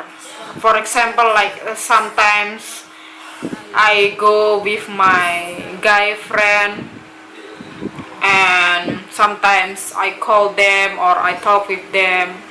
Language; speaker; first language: English; non-native, local second language; Indonesian